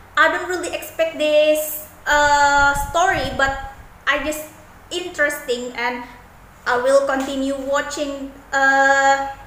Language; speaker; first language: English; non-native, learner; Indonesian